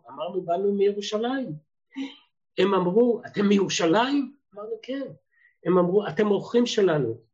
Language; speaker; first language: Hebrew; early bilingual, other home language; Serbian